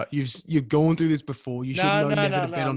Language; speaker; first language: English; native; English